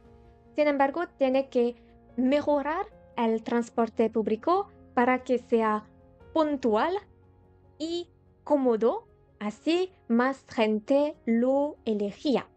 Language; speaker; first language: Spanish; non-native, learner; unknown